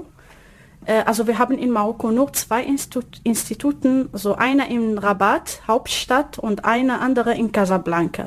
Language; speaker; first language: German; non-native, learner; Arabic